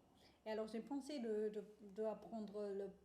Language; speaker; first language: French; non-native, fluent; German